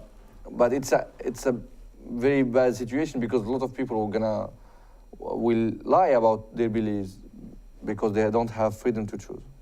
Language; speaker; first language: English; non-native, fluent; Arabic